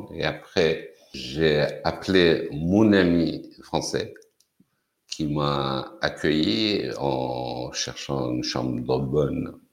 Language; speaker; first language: French; non-native, fluent; Persian